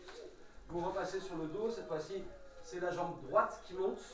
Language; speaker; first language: French; native; French